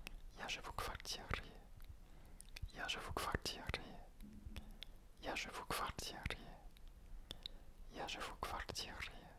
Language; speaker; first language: Russian; non-native, learner; French